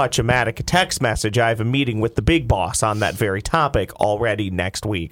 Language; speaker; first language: English; native; English